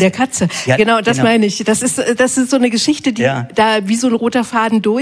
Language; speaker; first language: German; native; German